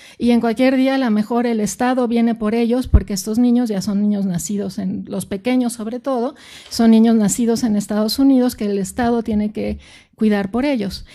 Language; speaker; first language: Spanish; native; Spanish